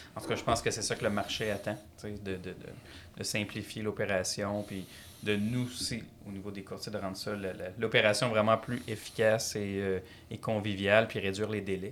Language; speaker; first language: French; native; French